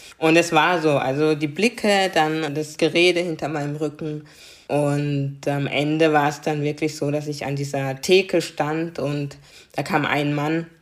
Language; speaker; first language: German; native; German